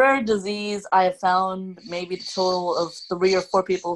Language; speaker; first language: English; non-native, local second language; Cantonese